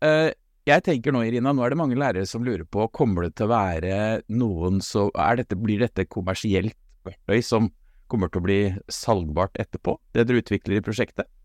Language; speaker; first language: Norwegian; native; Norwegian